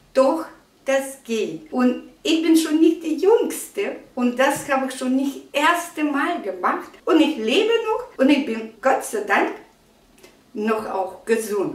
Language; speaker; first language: German; non-native, fluent; Russian